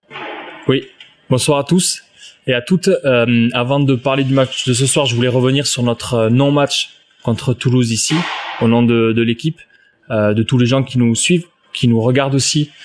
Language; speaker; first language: French; native; French